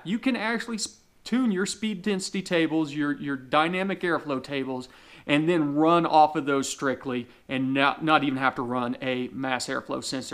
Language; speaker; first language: English; native; English